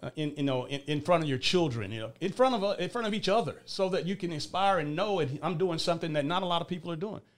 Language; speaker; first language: English; native; English